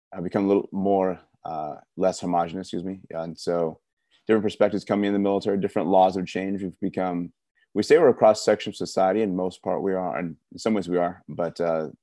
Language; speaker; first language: English; native; English